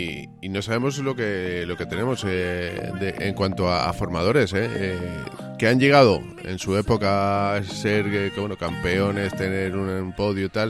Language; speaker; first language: Spanish; native; Spanish